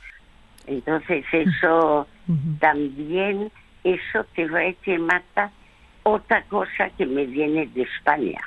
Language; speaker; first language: Spanish; early bilingual, other home language; French